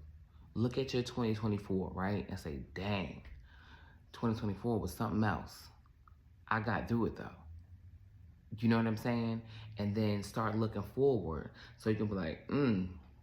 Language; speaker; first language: English; native; English